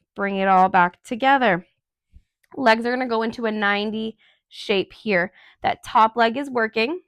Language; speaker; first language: English; native; English